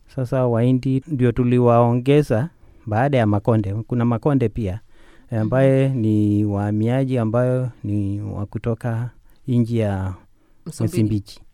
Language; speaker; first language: Swahili; non-native, local second language; Kamba